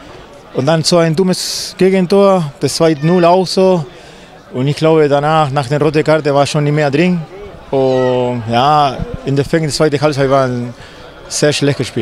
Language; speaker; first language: German; non-native, fluent; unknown